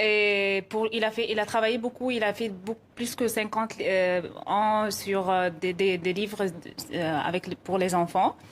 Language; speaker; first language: French; non-native, fluent; Arabic